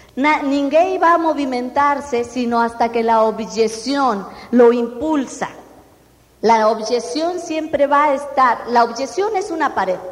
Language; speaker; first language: Spanish; non-native, fluent; Portuguese